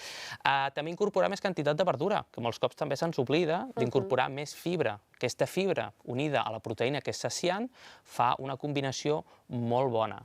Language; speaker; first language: Catalan; native; Catalan